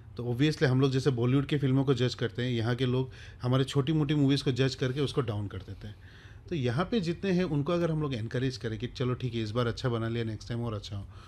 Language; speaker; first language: Hindi; non-native, local second language; Bangla